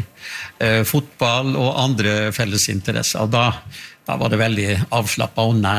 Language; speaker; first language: Norwegian; native; Norwegian